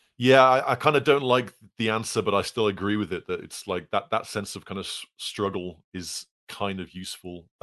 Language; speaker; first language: English; native; English